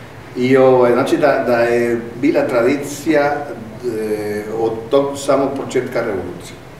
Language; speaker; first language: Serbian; non-native, fluent; Spanish